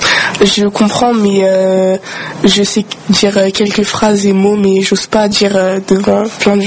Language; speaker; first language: French; early bilingual, other home language; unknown